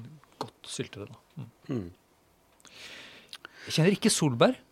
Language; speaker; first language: Norwegian; native; Norwegian